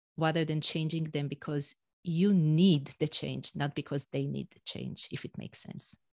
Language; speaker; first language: English; non-native, fluent; Hebrew